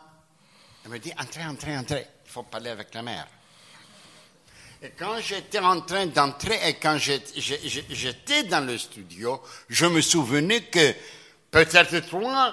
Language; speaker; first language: French; non-native, fluent; Greek